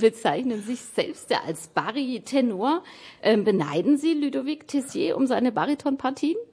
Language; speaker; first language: German; native; German